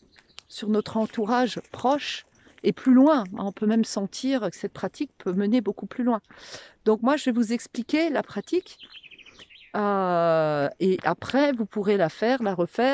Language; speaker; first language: French; native; French